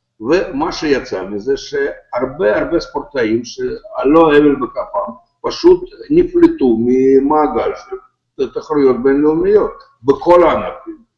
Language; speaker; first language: Hebrew; non-native, fluent; Russian